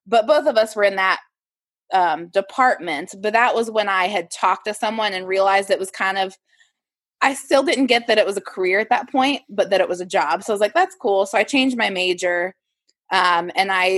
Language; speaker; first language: English; native; English